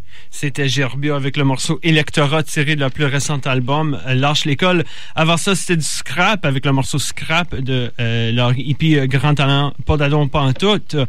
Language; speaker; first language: French; native; French